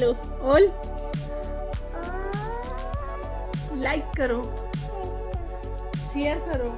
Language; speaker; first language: Hindi; native; Hindi